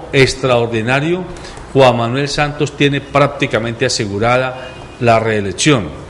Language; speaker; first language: Spanish; native; Spanish